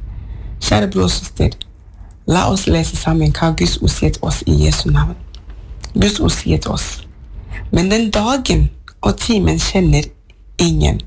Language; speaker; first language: Swedish; non-native, learner; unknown